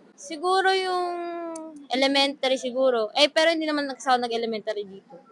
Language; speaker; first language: Filipino; non-native, local second language; Bikol